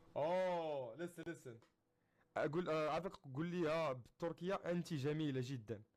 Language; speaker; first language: Arabic; native; Arabic